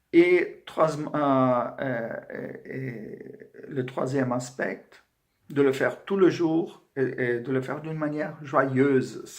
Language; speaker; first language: French; non-native, fluent; Portuguese